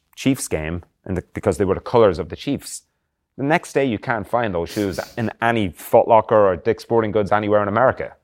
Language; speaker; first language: English; native; English